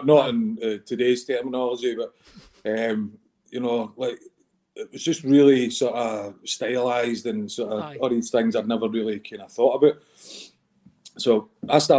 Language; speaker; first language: English; native; English